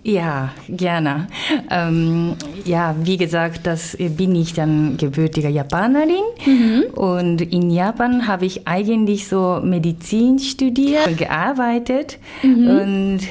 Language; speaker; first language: German; non-native, learner; Japanese